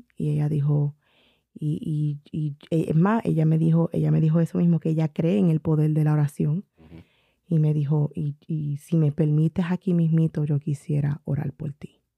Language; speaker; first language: Spanish; early bilingual, heritage; Spanish